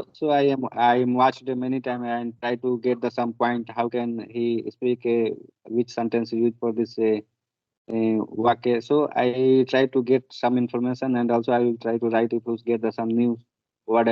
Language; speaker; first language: English; non-native, learner; Hindi